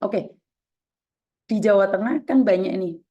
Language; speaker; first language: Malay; non-native, local second language; Javanese